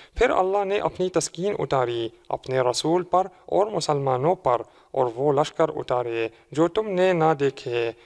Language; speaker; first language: Urdu; non-native, fluent; Arabic